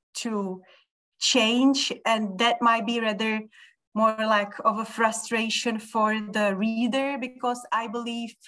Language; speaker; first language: English; non-native, fluent; Czech